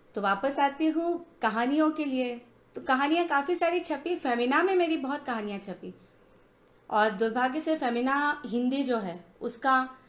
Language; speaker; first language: Hindi; native; Hindi